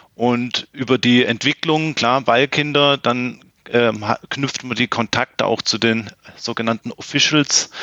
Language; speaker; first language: German; native; German